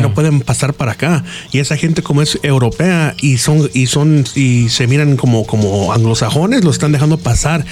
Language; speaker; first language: Spanish; early bilingual, other home language; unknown